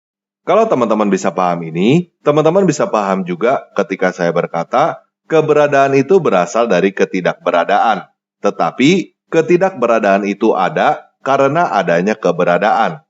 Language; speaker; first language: Indonesian; native; Indonesian